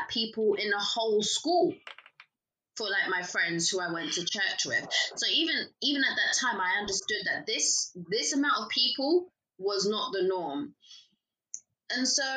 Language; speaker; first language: English; native; English